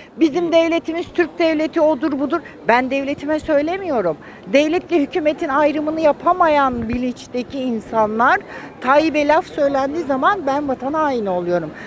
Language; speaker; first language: Turkish; native; Turkish